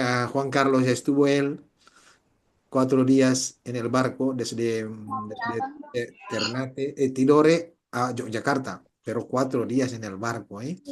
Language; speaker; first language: Spanish; non-native, fluent; Indonesian